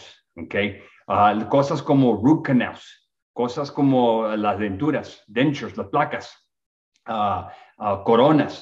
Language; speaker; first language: Spanish; early bilingual, other home language; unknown